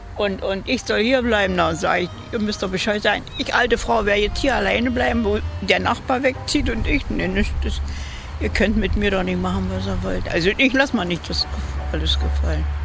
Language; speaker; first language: German; native; German